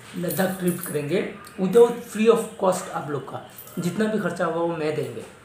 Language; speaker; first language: Hindi; non-native, local second language; Assamese